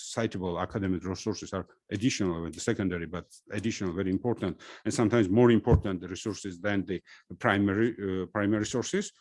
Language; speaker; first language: English; non-native, fluent; Georgian